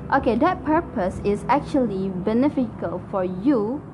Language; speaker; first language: English; non-native, local second language; Malay